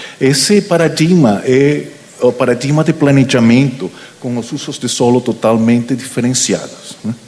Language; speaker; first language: Portuguese; non-native, learner; Spanish